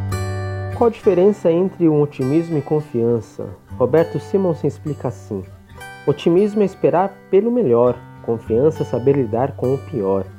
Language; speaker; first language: Portuguese; native; Portuguese